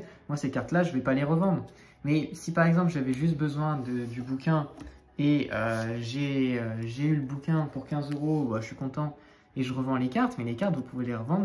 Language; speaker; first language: French; native; French